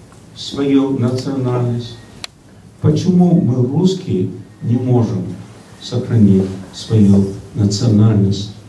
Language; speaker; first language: Russian; early bilingual, heritage; Russian